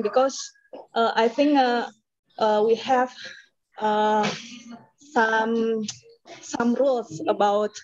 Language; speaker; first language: English; non-native, learner; Indonesian